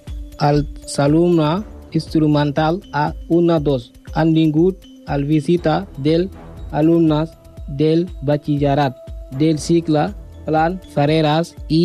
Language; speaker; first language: Catalan; non-native, learner; Spanish